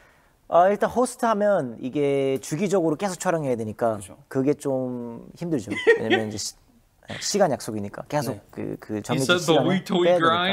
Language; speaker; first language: Korean; early bilingual, heritage; Korean